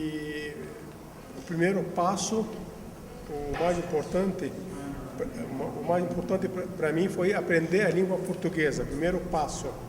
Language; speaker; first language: Portuguese; non-native, fluent; Arabic